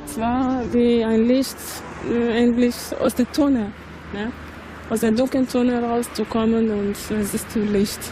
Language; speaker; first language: German; non-native, fluent; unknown